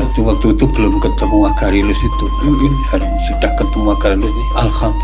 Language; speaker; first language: Indonesian; non-native, local second language; Javanese